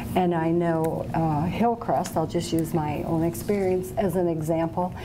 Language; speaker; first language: English; native; English